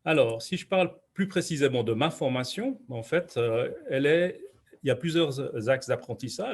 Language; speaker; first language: French; native; French